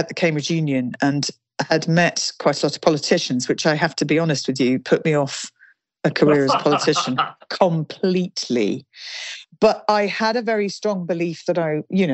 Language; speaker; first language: English; native; English